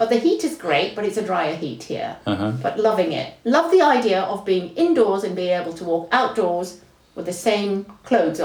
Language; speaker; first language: English; non-native, local second language; Tamil